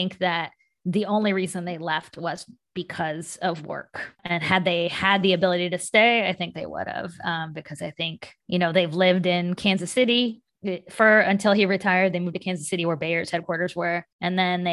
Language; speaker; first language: English; native; English